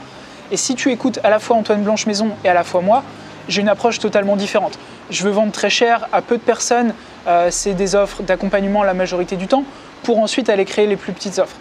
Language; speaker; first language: French; native; French